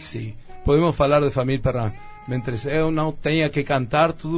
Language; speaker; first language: Portuguese; non-native, fluent; Spanish